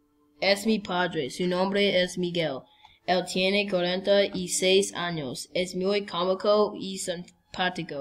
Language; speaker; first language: Spanish; non-native, learner; English